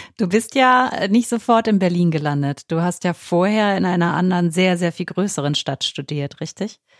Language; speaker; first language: German; native; German